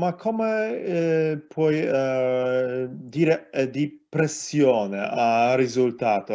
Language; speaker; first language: Italian; non-native, learner; Polish